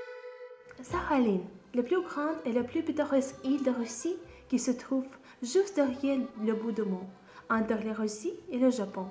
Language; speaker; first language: French; non-native, learner; Russian